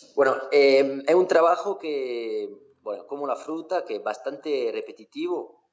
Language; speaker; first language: Spanish; non-native, fluent; French